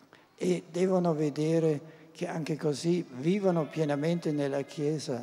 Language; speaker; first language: Italian; non-native, fluent; German